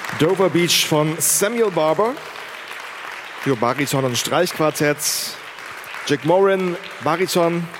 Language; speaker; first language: German; native; German